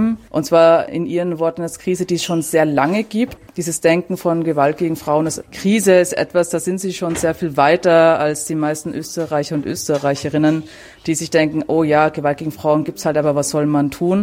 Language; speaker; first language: German; native; German